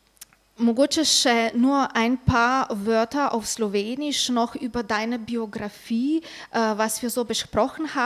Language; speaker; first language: German; non-native, fluent; Slovenian